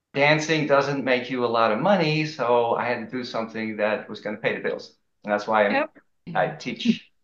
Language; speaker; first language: English; early bilingual, other home language; Dutch